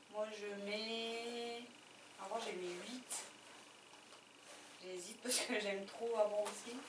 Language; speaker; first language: French; native; French